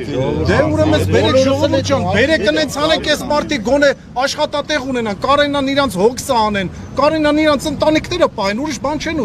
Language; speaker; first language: Armenian; native; Armenian